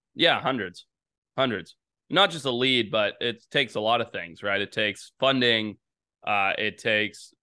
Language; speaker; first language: English; native; English